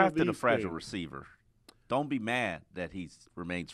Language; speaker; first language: English; native; English